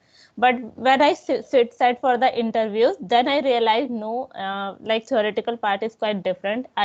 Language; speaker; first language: English; non-native, local second language; Hindi